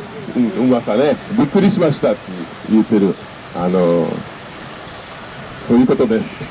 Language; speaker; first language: Japanese; non-native, fluent; French